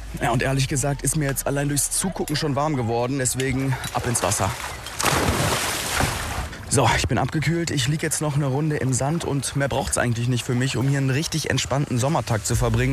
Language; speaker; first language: German; native; German